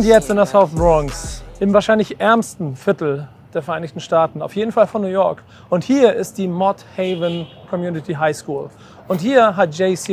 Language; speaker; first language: German; native; German